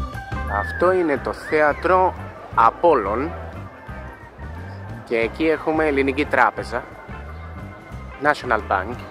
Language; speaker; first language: Greek; non-native, learner; Spanish